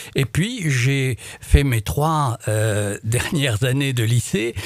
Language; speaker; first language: French; non-native, local second language; Arabic